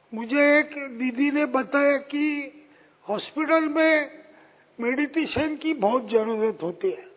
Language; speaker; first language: Hindi; non-native, local second language; Marathi